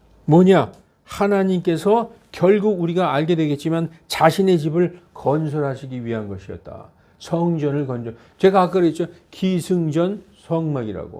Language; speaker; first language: Korean; native; Korean